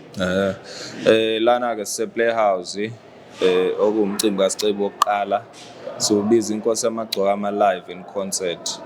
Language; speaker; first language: Zulu; native; Zulu